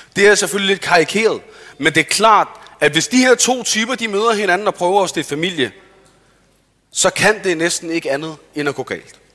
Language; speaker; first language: Danish; early bilingual, other home language; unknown